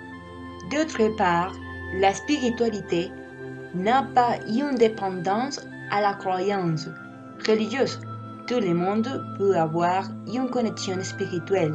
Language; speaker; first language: French; non-native, learner; Spanish